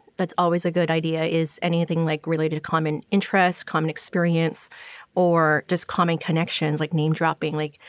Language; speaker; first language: English; non-native, local second language; Cantonese